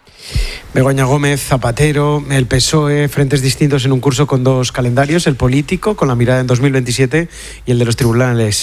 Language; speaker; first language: Spanish; native; Spanish